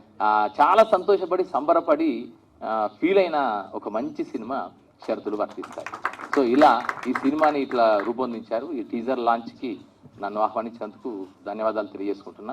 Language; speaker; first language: Telugu; native; Telugu